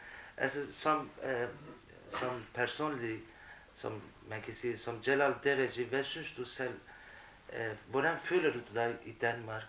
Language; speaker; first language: Danish; non-native, fluent; Kurdish